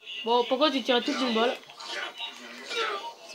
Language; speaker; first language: French; native; French